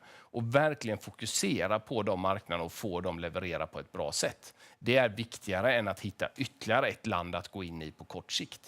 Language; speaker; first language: Swedish; native; Swedish